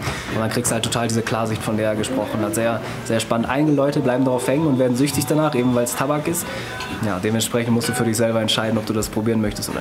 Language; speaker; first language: German; native; German